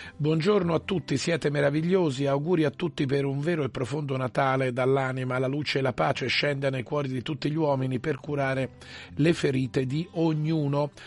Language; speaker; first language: Italian; native; Italian